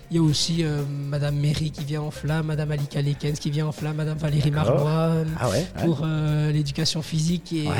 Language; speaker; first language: French; native; French